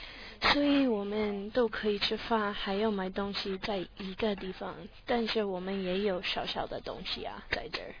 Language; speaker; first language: Chinese; non-native, learner; English